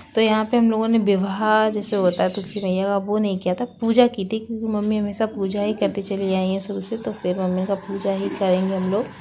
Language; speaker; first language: Hindi; native; Hindi